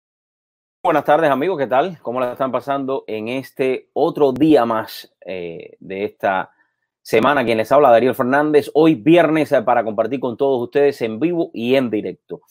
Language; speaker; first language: Spanish; native; Spanish